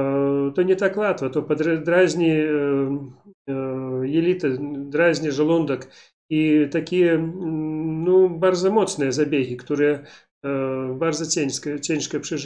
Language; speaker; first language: Polish; non-native, learner; Belarusian